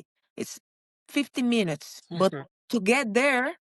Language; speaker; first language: English; non-native, learner; Portuguese